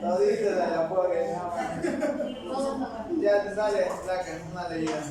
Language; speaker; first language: Spanish; native; Spanish